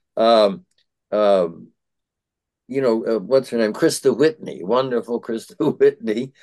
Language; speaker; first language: English; early bilingual, other home language; Yiddish